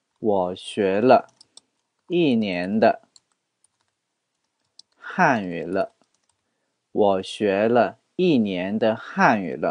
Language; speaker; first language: Chinese; non-native, fluent; Korean